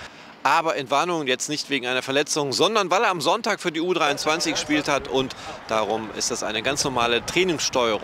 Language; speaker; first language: German; native; German